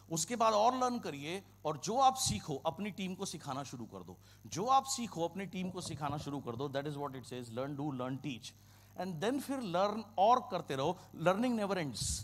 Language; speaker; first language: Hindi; non-native, local second language; Kannada